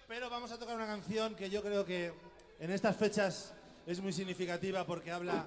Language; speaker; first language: Spanish; native; Spanish